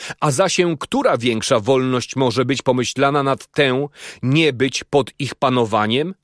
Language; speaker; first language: Polish; native; Polish